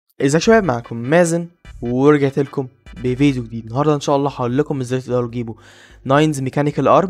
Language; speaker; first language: Arabic; native; Arabic